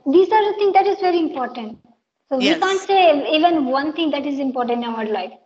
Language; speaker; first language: English; non-native, local second language; Hindi